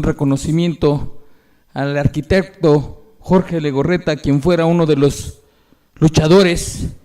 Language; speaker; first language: Spanish; native; Spanish